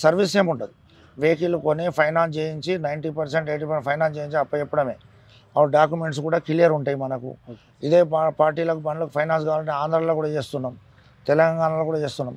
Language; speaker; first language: Telugu; non-native, local second language; Urdu